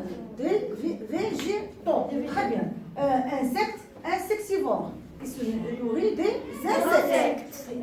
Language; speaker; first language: French; non-native, local second language; Arabic